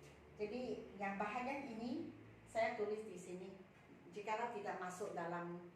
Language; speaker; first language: Indonesian; non-native, local second language; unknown